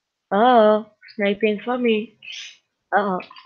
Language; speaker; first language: English; non-native, learner; French